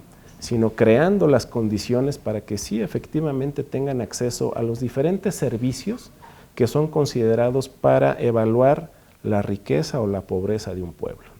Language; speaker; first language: Spanish; native; Spanish